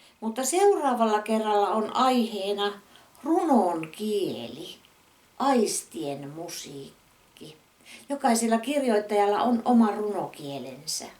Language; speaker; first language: Finnish; native; Finnish